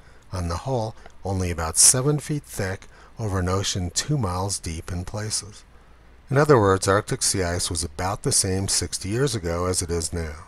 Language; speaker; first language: English; native; English